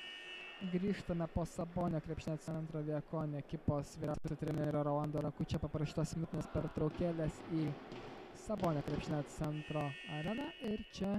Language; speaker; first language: Lithuanian; native; Lithuanian